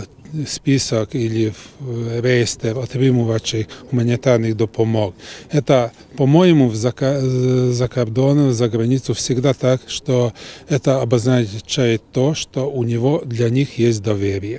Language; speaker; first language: Ukrainian; non-native, local second language; Hungarian